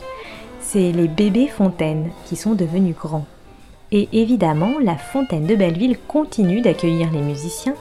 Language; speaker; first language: French; native; French